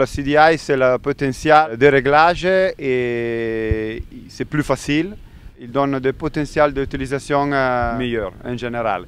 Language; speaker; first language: French; non-native, learner; Italian